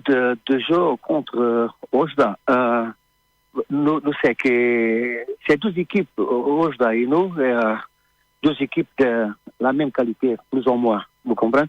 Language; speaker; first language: French; non-native, learner; Portuguese